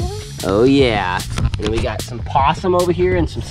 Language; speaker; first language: English; native; English